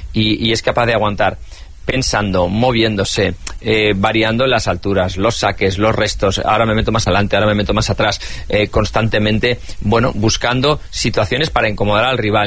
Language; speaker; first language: Spanish; native; Spanish